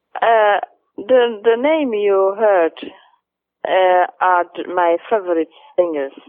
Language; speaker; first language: English; non-native, fluent; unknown